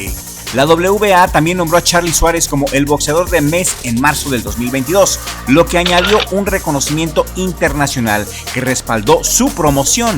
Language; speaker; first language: Spanish; native; Spanish